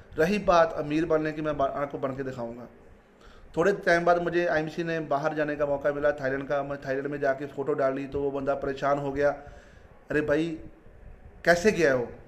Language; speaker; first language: Hindi; non-native, local second language; Punjabi